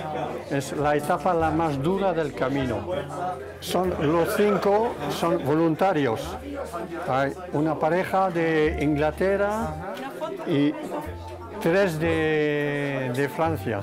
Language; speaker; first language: Spanish; non-native, fluent; French